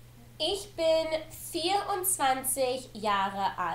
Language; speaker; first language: German; non-native, learner; English